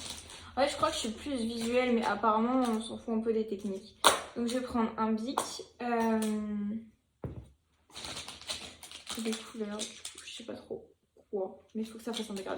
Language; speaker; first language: French; native; French